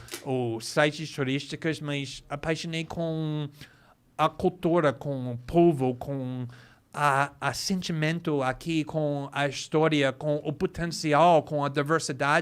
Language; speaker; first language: Portuguese; non-native, fluent; English